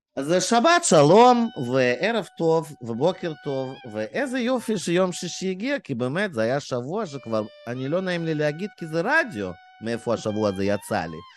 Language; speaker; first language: Hebrew; non-native, fluent; Russian